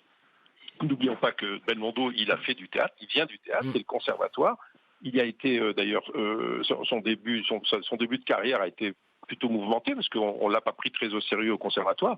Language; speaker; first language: French; native; French